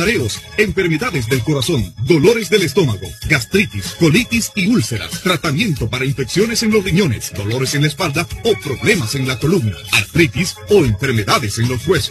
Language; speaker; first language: Spanish; non-native, local second language; Quechua